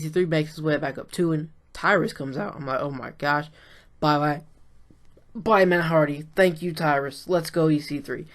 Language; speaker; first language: English; native; English